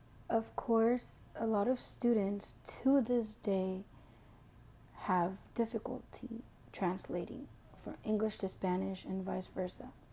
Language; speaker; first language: English; early bilingual, other home language; Spanish